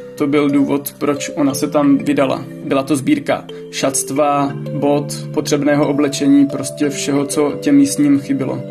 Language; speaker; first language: Czech; native; Czech